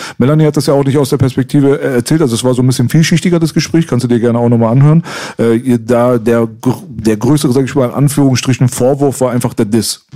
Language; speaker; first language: German; early bilingual, other home language; Persian